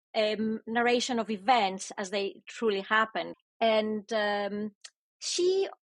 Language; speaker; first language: English; non-native, fluent; Greek